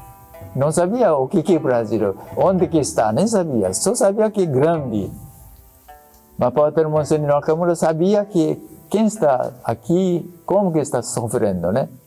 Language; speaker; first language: Portuguese; non-native, learner; Japanese